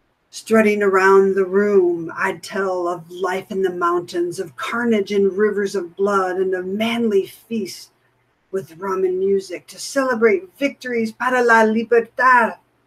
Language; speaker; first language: English; native; English